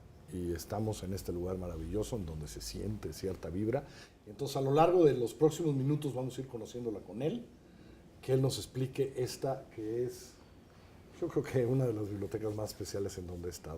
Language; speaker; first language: Spanish; native; Spanish